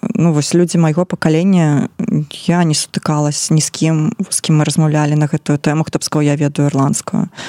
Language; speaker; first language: Belarusian; non-native, local second language; Russian